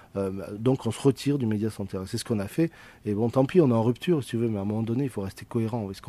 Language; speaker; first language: French; native; French